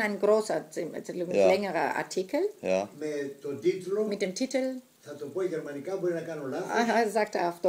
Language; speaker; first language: German; non-native, fluent; Greek